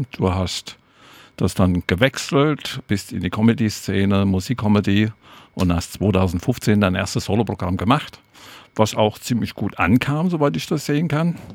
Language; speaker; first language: German; native; German